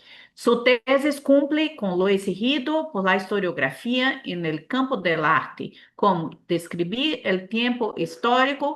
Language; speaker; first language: Spanish; non-native, learner; Portuguese